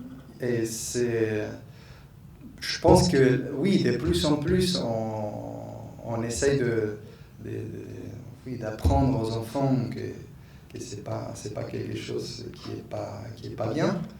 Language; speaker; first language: French; non-native, fluent; Spanish